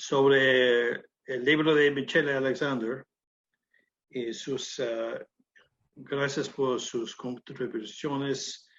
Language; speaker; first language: Spanish; non-native, learner; English